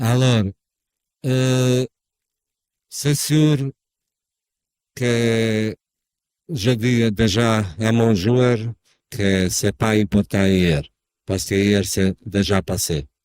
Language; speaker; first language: French; non-native, learner; Bosnian